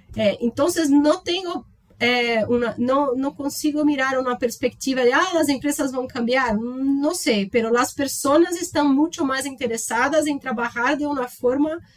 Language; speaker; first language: Spanish; non-native, learner; Portuguese